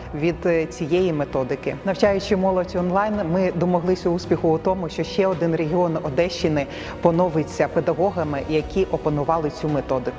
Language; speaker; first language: Ukrainian; native; Ukrainian